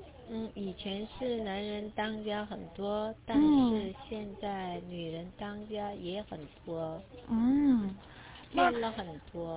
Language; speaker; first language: Chinese; non-native, learner; Korean